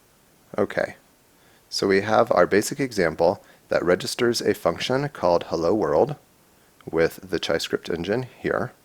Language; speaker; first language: English; native; English